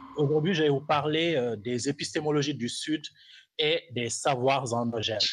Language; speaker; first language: French; non-native, local second language; Fula